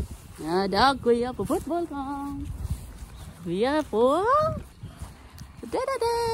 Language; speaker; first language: Norwegian; early bilingual, other home language; Cebuano